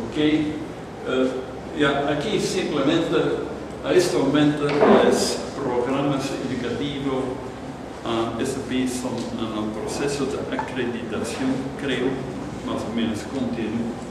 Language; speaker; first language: Spanish; non-native, fluent; Dutch